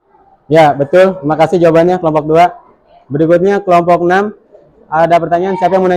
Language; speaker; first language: Indonesian; native; Indonesian